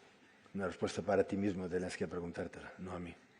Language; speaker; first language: Spanish; native; Spanish